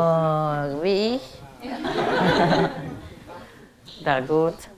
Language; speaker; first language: German; non-native, learner; Vietnamese